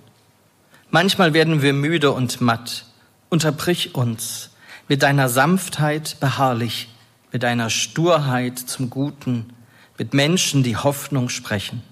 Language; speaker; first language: German; native; German